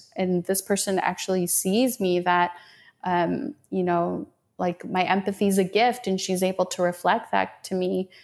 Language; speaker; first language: English; native; English